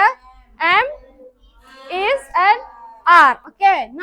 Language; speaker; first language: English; non-native, fluent; Indonesian